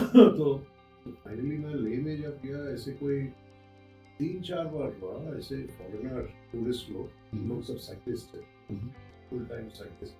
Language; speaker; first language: Hindi; non-native, local second language; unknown